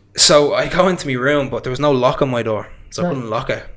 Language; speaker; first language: English; native; English